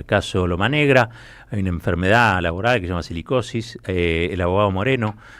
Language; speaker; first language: Spanish; native; Spanish